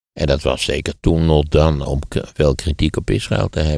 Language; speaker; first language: Dutch; native; Dutch